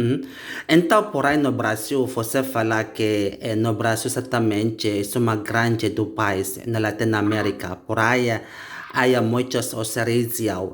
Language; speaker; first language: Portuguese; non-native, learner; Indonesian